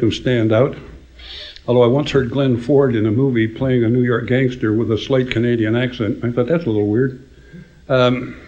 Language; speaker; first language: English; native; English